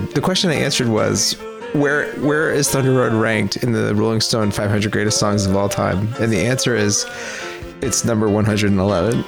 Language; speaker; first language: English; native; English